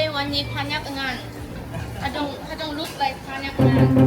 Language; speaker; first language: Thai; non-native, learner; Korean